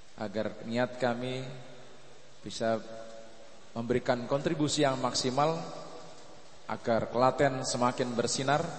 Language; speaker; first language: Indonesian; native; Indonesian